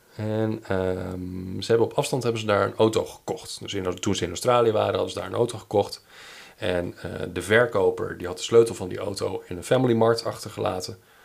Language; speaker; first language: Dutch; native; Dutch